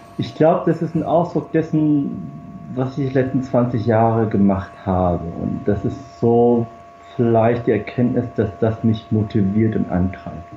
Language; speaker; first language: German; early bilingual, other home language; Korean